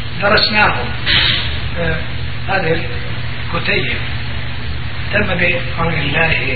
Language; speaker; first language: Arabic; non-native, fluent; Turkish